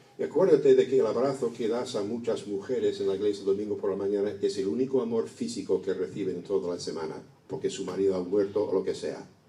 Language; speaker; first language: Spanish; non-native, fluent; English